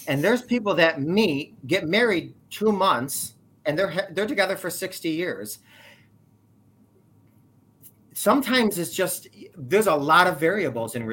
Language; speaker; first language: English; native; English